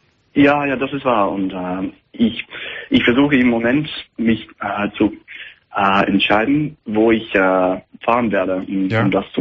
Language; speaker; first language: German; non-native, fluent; English